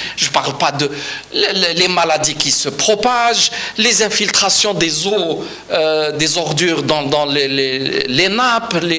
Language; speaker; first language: French; non-native, local second language; Arabic